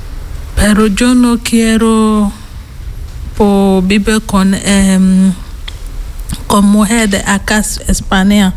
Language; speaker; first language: Spanish; non-native, learner; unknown